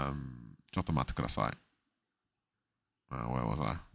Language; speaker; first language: Japanese; non-native, learner; English